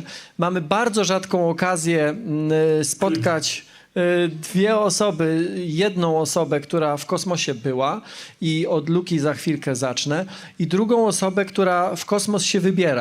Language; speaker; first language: Polish; native; Polish